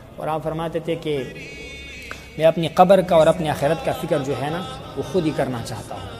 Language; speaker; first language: Urdu; non-native, local second language; Pashto